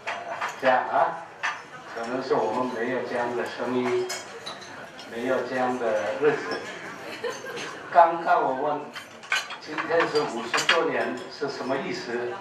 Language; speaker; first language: Chinese; non-native, fluent; Korean